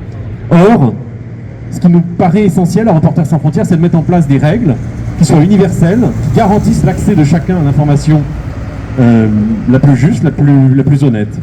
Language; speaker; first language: French; native; French